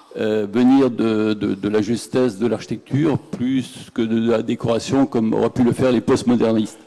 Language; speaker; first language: French; native; French